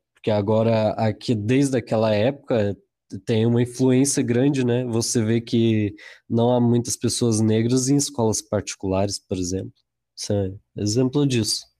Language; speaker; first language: Portuguese; native; Portuguese